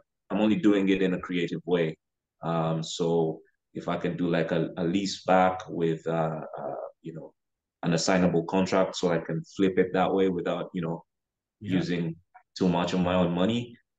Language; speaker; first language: English; non-native, local second language; Ganda